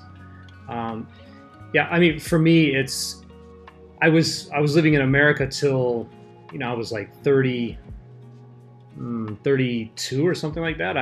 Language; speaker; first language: English; native; English